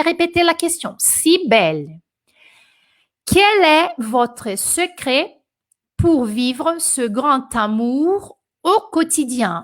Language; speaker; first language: French; non-native, fluent; Portuguese